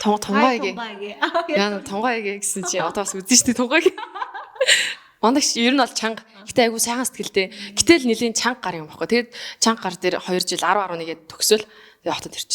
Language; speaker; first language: Mongolian; native; Mongolian